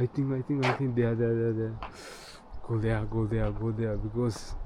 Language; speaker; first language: English; non-native, learner; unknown